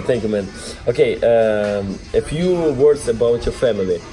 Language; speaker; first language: English; non-native, learner; Russian